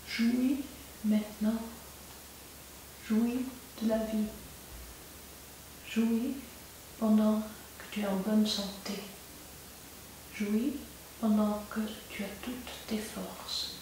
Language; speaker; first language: French; non-native, local second language; German